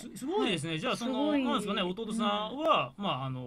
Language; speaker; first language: Japanese; native; Japanese